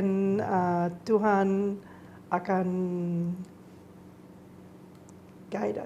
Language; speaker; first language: Indonesian; non-native, learner; English